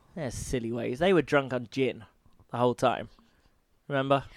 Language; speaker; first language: English; native; English